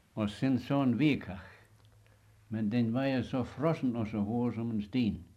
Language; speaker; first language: Danish; native; Danish